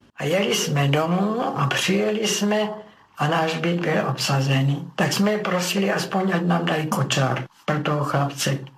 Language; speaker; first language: Czech; native; Czech